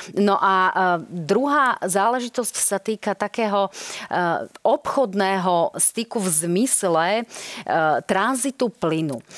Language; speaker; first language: Slovak; native; Slovak